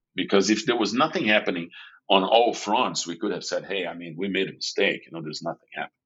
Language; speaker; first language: English; non-native, fluent; Portuguese